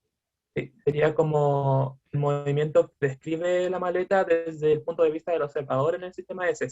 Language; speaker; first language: Spanish; native; Spanish